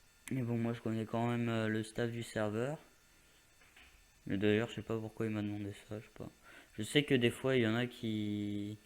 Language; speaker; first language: French; native; French